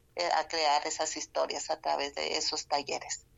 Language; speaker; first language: Spanish; non-native, local second language; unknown